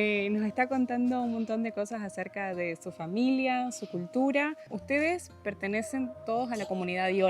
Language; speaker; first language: Spanish; native; Spanish